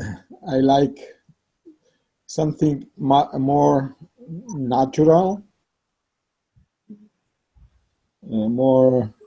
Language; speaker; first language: English; non-native, learner; Italian